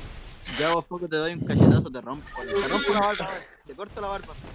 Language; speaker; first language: Spanish; native; Spanish